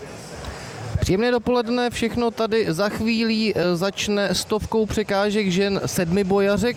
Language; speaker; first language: Czech; native; Czech